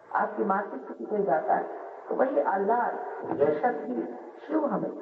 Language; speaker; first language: Hindi; non-native, local second language; Marathi